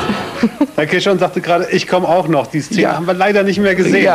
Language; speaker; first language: German; native; German